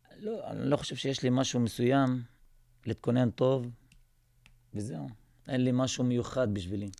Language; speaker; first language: Hebrew; non-native, local second language; Arabic